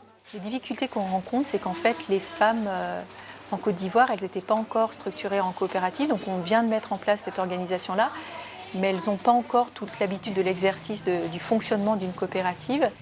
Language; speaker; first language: French; native; French